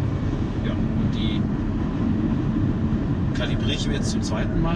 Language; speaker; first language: German; native; German